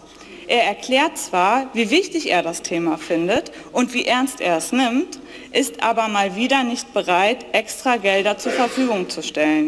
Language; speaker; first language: German; native; German